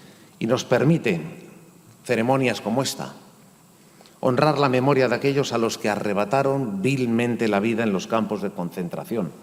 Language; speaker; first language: Spanish; native; Spanish